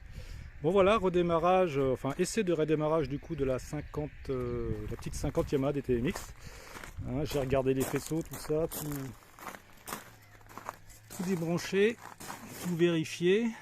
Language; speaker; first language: French; native; French